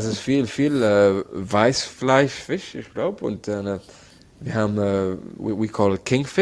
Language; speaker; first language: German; non-native, learner; Arabic